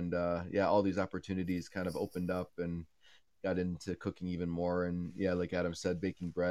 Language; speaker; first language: English; native; English